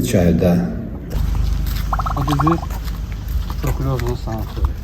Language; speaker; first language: Russian; non-native, local second language; Azerbaijani